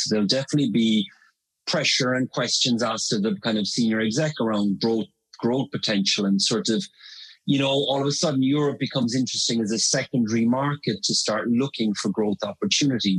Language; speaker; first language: English; native; English